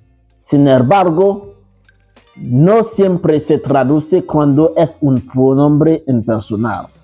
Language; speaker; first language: Spanish; non-native, fluent; Haitian Creole